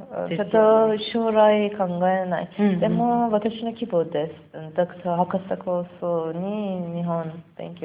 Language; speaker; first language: Japanese; non-native, learner; Persian